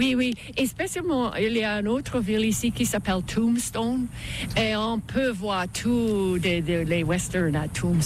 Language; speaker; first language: French; non-native, fluent; English